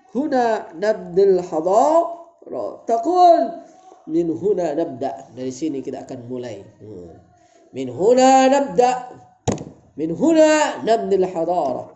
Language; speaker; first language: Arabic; non-native, fluent; Indonesian